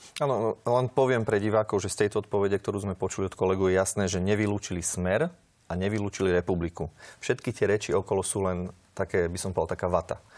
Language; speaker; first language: Slovak; native; Slovak